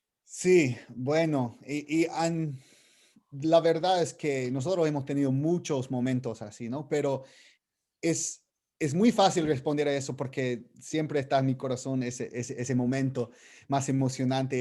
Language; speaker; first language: Spanish; non-native, fluent; English